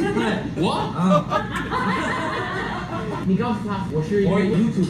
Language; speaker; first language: Chinese; non-native, learner; English